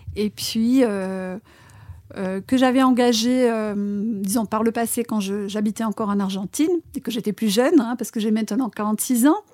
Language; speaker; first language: French; non-native, fluent; Spanish